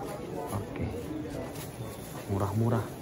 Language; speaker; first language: Indonesian; native; Indonesian